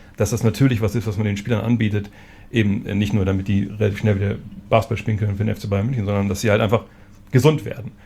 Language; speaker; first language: German; native; German